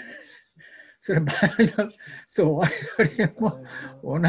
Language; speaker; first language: Japanese; non-native, learner; Bangla